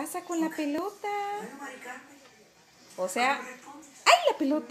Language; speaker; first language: Spanish; native; Spanish